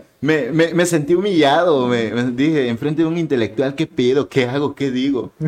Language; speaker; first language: Spanish; native; Spanish